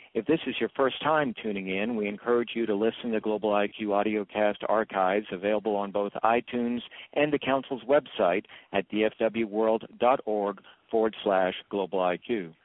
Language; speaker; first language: English; native; English